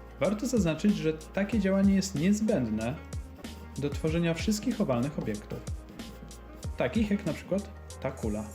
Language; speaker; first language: Polish; native; Polish